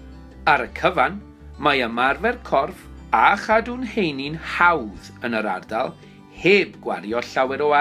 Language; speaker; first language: Welsh; non-native, learner; English